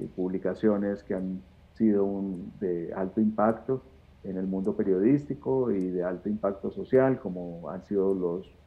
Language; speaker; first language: Spanish; native; Spanish